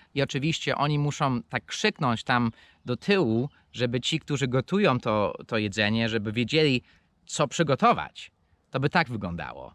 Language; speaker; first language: Polish; non-native, fluent; English